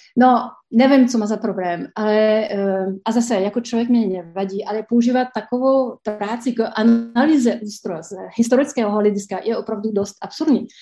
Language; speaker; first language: Czech; non-native, fluent; French